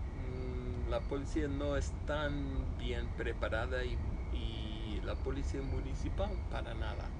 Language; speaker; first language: Spanish; non-native, fluent; English